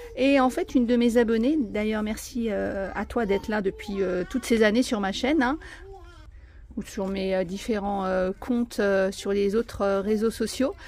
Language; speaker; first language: French; native; French